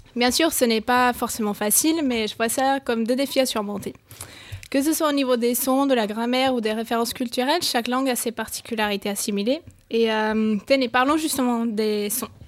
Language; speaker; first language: French; non-native, fluent; Spanish